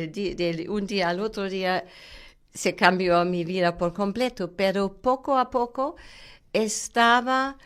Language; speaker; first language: Spanish; non-native, fluent; German